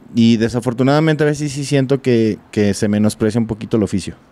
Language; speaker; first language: Spanish; native; Spanish